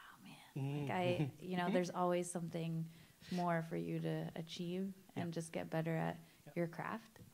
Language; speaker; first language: English; native; English